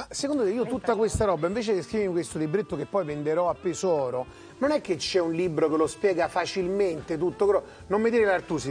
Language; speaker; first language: Italian; native; Italian